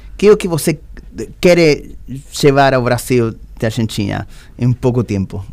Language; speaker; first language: Portuguese; non-native, learner; Spanish